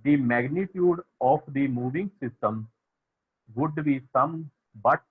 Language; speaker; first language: English; non-native, local second language; Punjabi